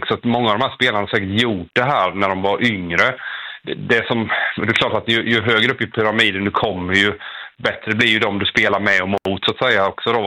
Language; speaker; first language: Swedish; native; Swedish